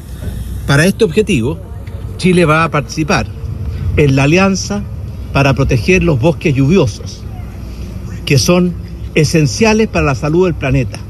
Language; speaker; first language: Spanish; native; Spanish